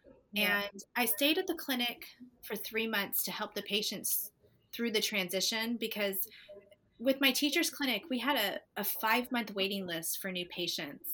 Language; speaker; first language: English; native; English